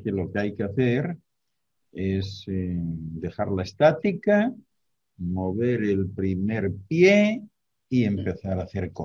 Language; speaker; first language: Spanish; native; Spanish